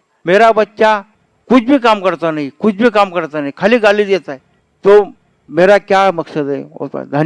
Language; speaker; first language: Hindi; non-native, local second language; Marathi